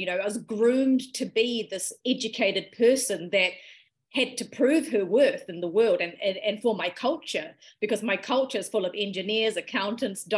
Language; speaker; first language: English; native; English